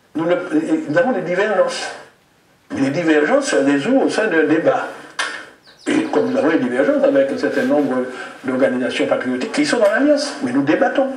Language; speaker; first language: French; native; French